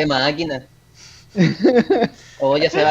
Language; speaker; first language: Spanish; native; Spanish